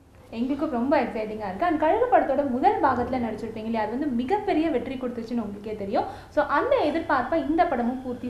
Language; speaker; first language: Tamil; native; Tamil